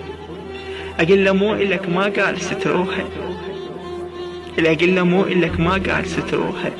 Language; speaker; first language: Arabic; native; Arabic